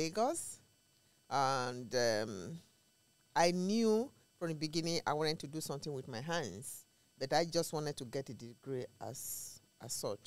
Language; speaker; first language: English; non-native, local second language; Esan